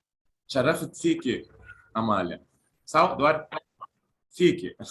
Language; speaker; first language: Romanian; non-native, fluent; Arabic